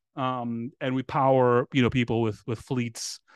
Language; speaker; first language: English; non-native, fluent; Greek